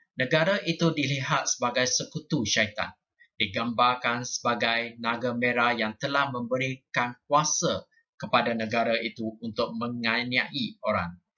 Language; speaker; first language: Malay; non-native, local second language; Chinese